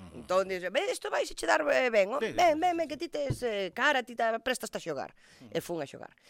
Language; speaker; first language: Galician; non-native, local second language; Spanish